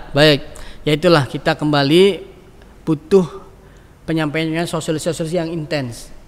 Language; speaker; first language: Indonesian; native; Indonesian